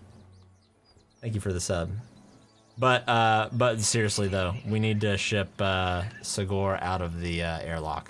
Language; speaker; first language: English; native; English